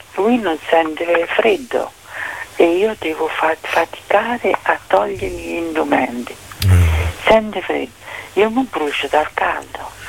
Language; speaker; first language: Italian; native; Italian